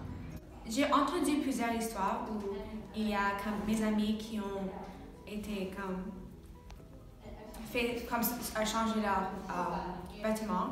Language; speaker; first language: French; non-native, learner; English